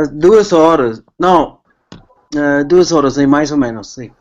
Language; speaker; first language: Portuguese; non-native, fluent; English